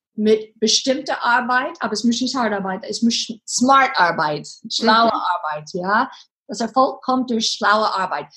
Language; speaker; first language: German; non-native, learner; English